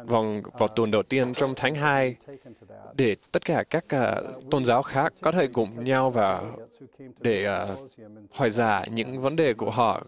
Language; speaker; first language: Vietnamese; non-native, fluent; English